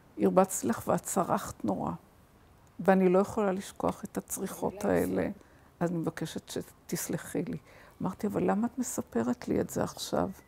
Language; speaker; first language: Hebrew; early bilingual, other home language; German